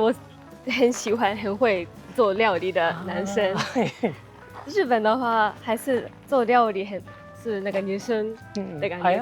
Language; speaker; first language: Chinese; non-native, fluent; Japanese